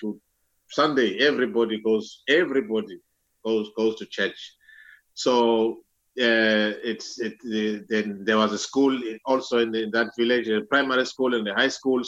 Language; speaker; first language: English; non-native, local second language; Zulu